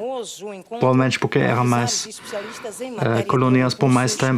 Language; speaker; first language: Portuguese; non-native, fluent; Spanish